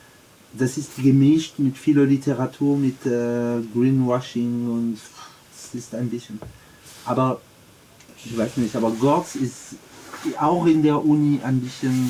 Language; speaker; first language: German; non-native, learner; French